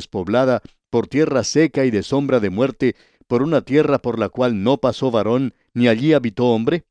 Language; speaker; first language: Spanish; native; Spanish